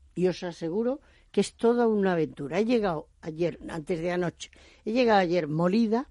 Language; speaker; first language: Spanish; native; Spanish